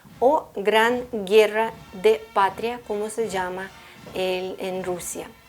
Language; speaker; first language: Spanish; non-native, fluent; Russian